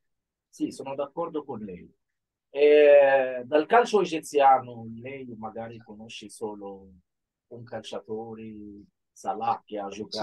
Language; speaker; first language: Italian; non-native, fluent; Arabic